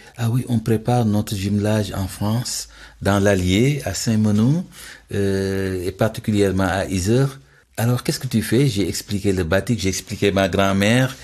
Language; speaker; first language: French; non-native, local second language; Wolof